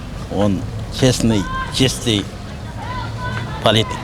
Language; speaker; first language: Russian; non-native, local second language; Kyrgyz